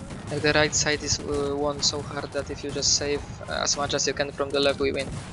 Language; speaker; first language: English; non-native, fluent; Polish